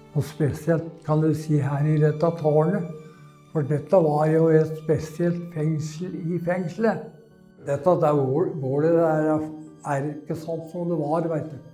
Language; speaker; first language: Norwegian; native; Norwegian